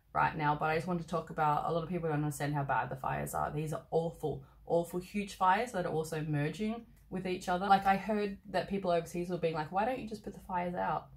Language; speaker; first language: English; native; English